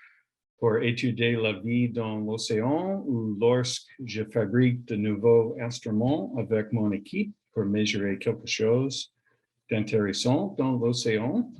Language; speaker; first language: French; non-native, learner; English